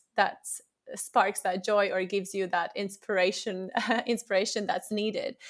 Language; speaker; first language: English; non-native, fluent; Latvian